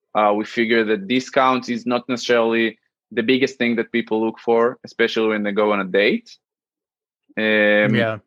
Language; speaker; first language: English; non-native, fluent; Hebrew